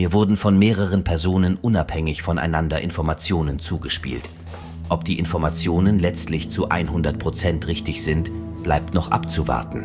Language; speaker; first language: German; native; German